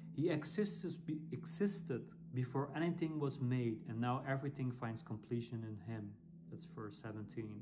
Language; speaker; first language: English; non-native, fluent; Dutch